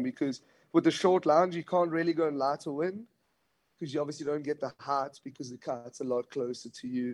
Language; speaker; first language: English; native; English